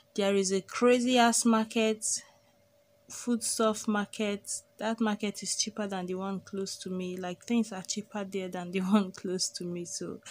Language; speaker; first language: English; non-native, local second language; Igbo